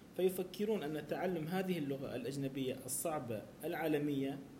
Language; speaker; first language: Arabic; native; Arabic